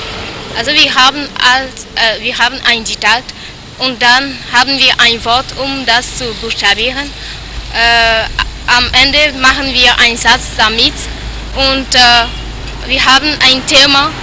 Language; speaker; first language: German; non-native, learner; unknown